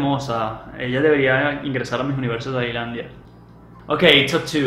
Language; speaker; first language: Spanish; native; Spanish